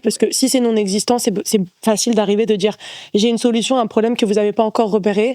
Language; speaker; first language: French; native; French